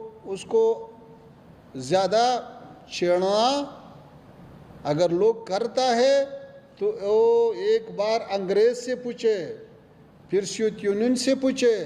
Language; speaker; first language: Hindi; non-native, fluent; Pashto